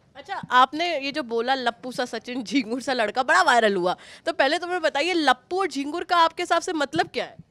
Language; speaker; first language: Hindi; native; Hindi